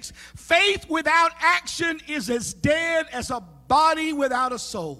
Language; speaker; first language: English; native; English